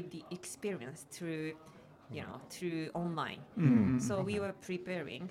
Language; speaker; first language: English; non-native, fluent; Japanese